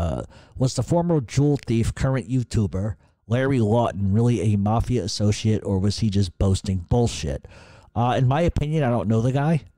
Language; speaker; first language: English; native; English